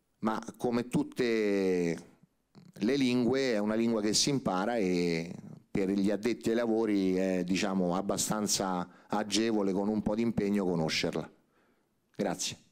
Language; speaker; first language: Italian; native; Italian